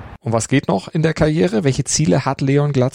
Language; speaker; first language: German; native; German